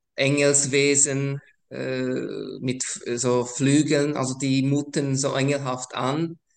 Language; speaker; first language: German; early bilingual, other home language; Slovak